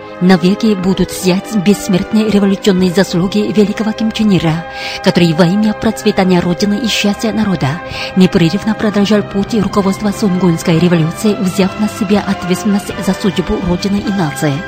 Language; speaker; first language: Russian; non-native, fluent; Korean